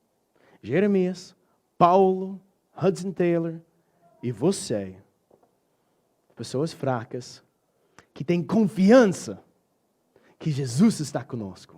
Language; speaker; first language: Portuguese; non-native, fluent; English